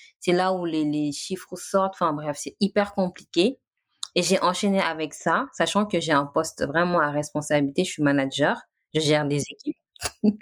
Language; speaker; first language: French; non-native, local second language; Wolof